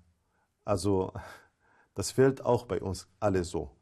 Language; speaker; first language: German; non-native, fluent; Arabic